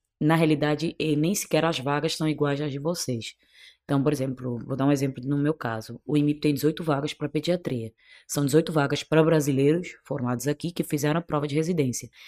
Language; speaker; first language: Portuguese; non-native, local second language; Kabuverdianu